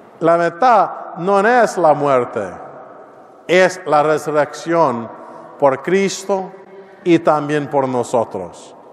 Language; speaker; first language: Spanish; non-native, learner; English